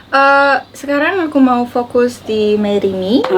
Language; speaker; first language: Indonesian; non-native, learner; Uzbek